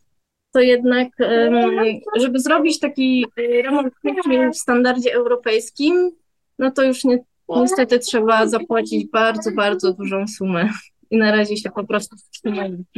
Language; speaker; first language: Polish; early bilingual, heritage; Polish